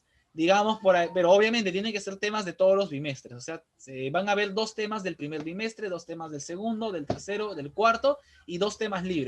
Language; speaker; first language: Spanish; native; Spanish